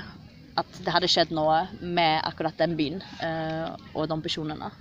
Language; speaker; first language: Swedish; early bilingual, other home language; Kurdish